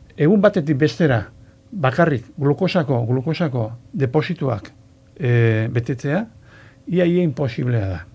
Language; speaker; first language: Basque; non-native, local second language; Spanish